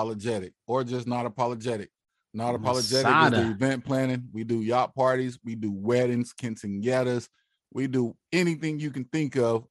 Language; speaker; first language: English; native; English